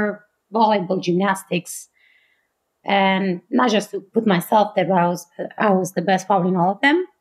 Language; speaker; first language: English; non-native, fluent; Romanian